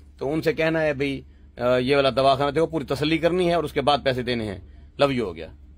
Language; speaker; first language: Urdu; non-native, local second language; Punjabi